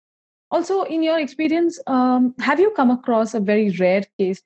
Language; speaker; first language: English; non-native, local second language; Malayalam